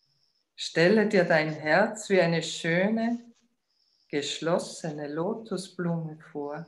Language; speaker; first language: German; native; German